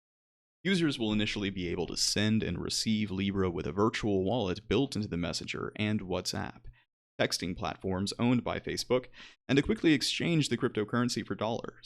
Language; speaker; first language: English; native; English